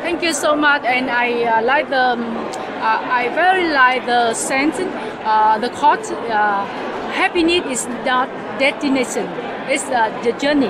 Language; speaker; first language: English; non-native, learner; Vietnamese